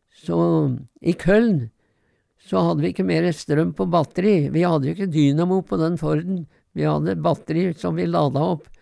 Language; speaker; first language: Norwegian; native; Norwegian